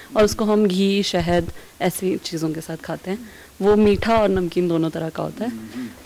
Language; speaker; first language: Hindi; native; Hindi